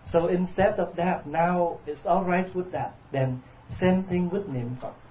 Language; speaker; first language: English; non-native, fluent; Vietnamese